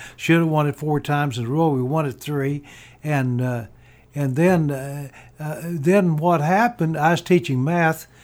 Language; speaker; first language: English; native; English